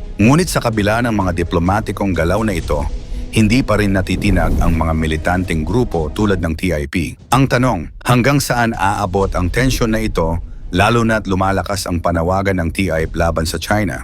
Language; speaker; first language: Filipino; native; Filipino